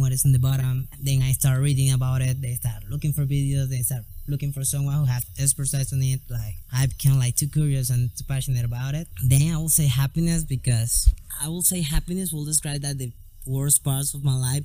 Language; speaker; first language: English; non-native, learner; Spanish